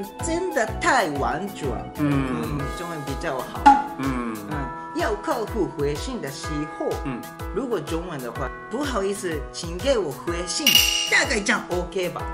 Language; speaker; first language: Chinese; non-native, fluent; Japanese